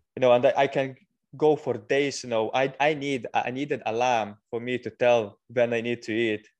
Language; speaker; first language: English; non-native, fluent; Lithuanian